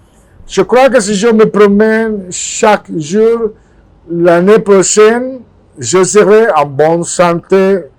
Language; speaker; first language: French; non-native, fluent; Spanish